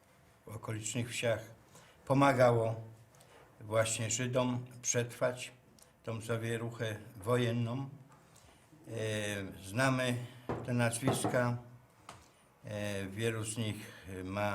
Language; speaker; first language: Polish; native; Polish